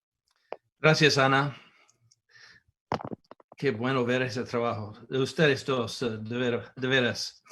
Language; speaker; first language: Spanish; non-native, fluent; English